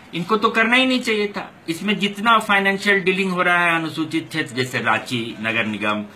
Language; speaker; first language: Hindi; non-native, local second language; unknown